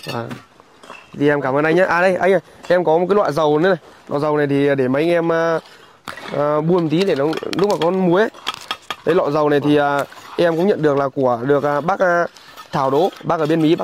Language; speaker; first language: Vietnamese; native; Vietnamese